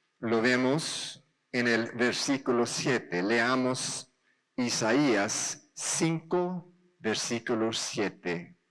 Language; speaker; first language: Spanish; non-native, learner; English